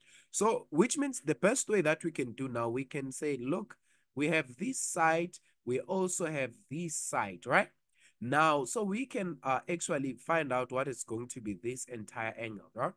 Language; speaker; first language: English; non-native, local second language; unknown